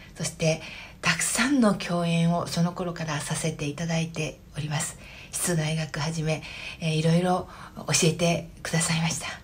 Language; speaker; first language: Japanese; native; Japanese